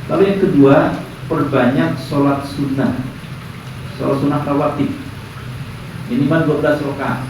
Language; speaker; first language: Indonesian; native; Indonesian